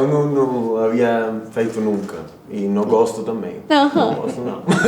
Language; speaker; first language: Portuguese; non-native, fluent; Spanish